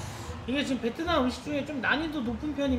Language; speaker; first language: Korean; native; Korean